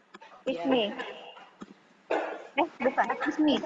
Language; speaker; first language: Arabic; non-native, learner; Indonesian